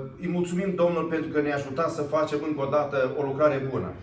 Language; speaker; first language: Romanian; native; Romanian